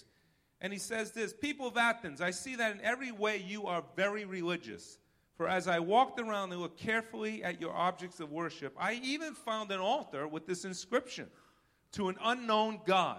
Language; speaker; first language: English; native; English